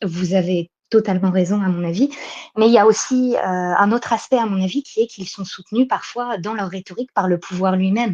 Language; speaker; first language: French; native; French